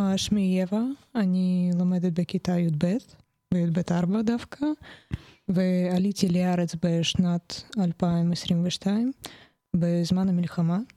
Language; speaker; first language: Hebrew; non-native, fluent; Russian